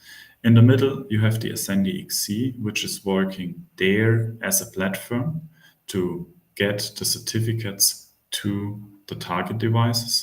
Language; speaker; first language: English; non-native, fluent; German